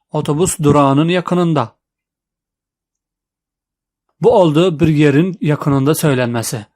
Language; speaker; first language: Turkish; non-native, fluent; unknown